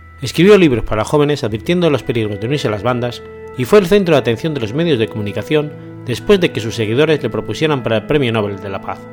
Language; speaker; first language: Spanish; native; Spanish